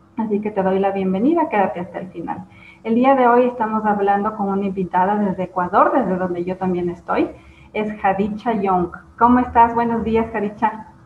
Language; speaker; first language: Spanish; native; Spanish